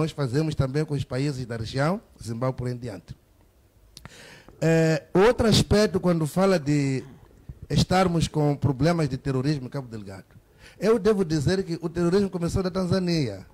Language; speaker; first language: Portuguese; native; Portuguese